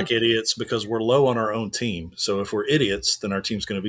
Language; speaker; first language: English; native; English